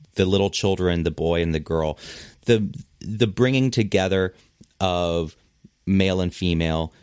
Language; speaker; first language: English; native; English